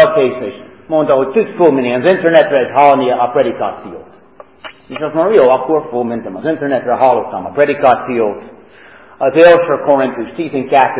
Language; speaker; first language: Hungarian; non-native, fluent; English